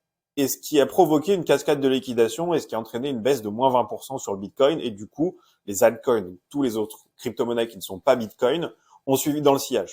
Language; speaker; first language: French; native; French